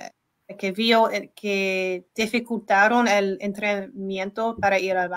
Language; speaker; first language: Spanish; non-native, learner; English